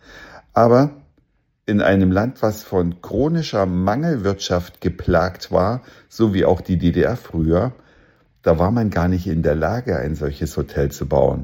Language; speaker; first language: German; native; German